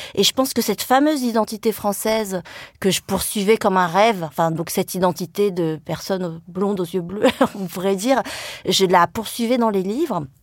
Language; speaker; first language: French; early bilingual, other home language; Vietnamese